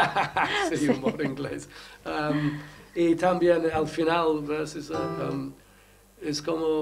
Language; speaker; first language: Spanish; non-native, learner; English